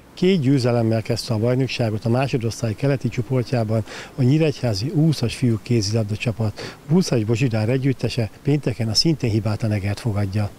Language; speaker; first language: Hungarian; native; Hungarian